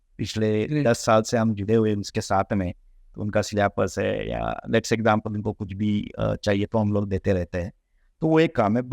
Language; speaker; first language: Hindi; non-native, local second language; Marathi